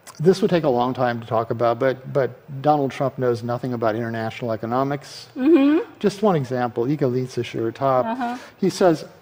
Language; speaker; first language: English; native; English